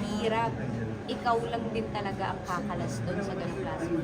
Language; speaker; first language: Filipino; native; Filipino